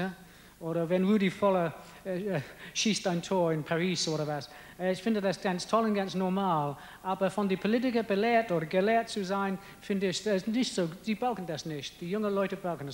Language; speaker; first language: German; non-native, fluent; English